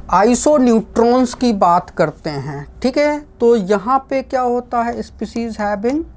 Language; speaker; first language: Hindi; non-native, local second language; Gujarati